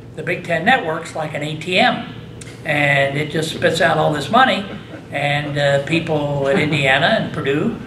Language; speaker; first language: English; native; English